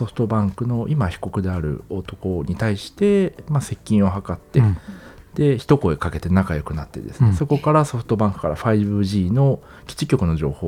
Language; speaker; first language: Japanese; native; Japanese